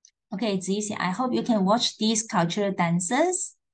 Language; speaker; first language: English; non-native, local second language; Chinese